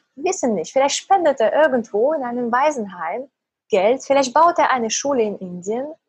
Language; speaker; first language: German; native; German